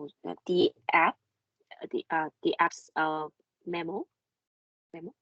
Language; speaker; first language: English; non-native, learner; Korean